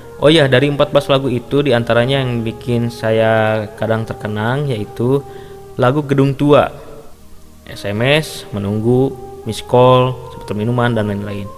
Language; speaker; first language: Indonesian; native; Indonesian